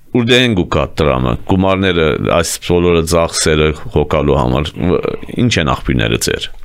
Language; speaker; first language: Armenian; early bilingual, heritage; Armenian